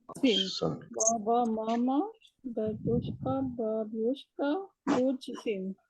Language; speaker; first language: Russian; non-native, learner; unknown